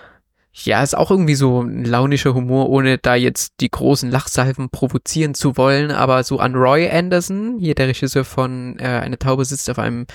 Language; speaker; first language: German; native; German